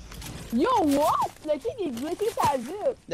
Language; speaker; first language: French; native; French